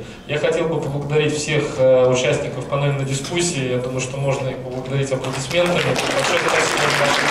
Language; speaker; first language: Russian; native; Russian